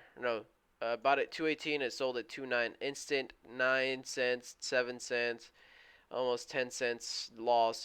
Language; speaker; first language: English; native; English